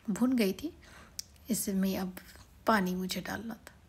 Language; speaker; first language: Hindi; native; Hindi